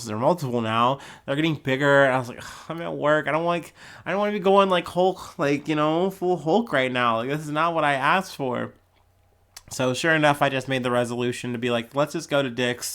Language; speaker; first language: English; native; English